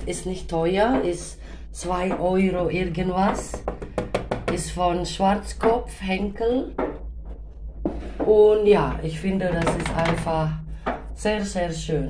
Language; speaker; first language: German; non-native, fluent; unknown